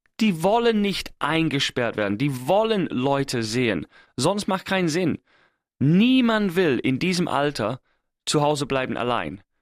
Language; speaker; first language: German; non-native, fluent; English